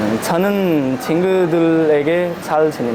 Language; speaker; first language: Korean; non-native, learner; Nepali